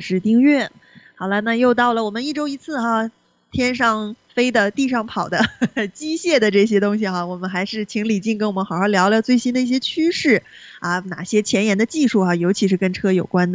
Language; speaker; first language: Chinese; native; Chinese